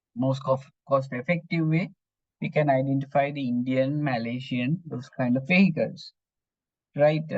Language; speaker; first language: English; non-native, local second language; Sinhala